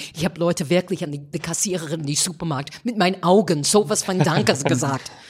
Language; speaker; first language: German; non-native, fluent; English